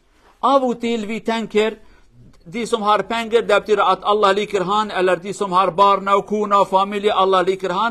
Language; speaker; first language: Swedish; non-native, learner; Kurdish